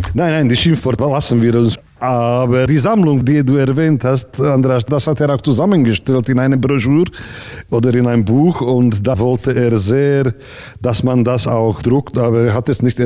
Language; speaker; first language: German; native; German